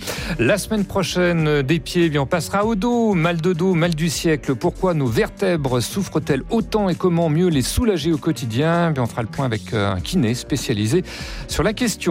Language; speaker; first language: French; native; French